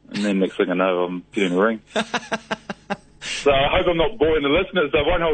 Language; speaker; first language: English; native; English